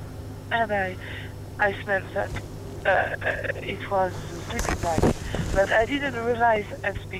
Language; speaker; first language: English; non-native, learner; French